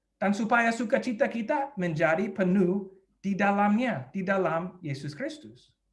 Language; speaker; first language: Indonesian; non-native, fluent; English